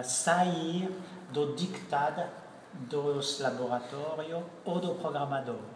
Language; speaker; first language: Portuguese; non-native, fluent; French